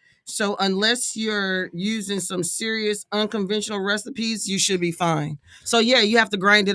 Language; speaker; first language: English; native; English